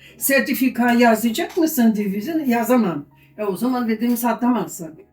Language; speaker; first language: Turkish; non-native, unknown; German